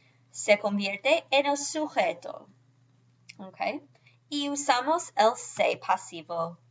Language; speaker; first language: Spanish; non-native, fluent; English